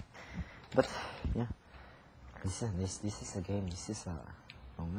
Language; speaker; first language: English; non-native, learner; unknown